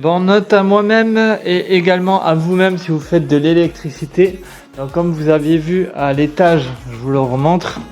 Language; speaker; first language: French; native; French